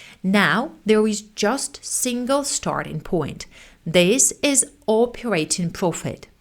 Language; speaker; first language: English; non-native, fluent; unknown